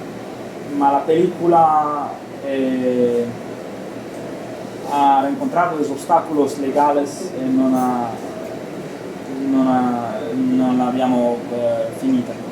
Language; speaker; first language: Spanish; non-native, learner; Romanian